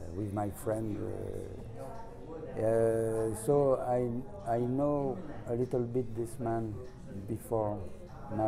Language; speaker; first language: English; non-native, learner; French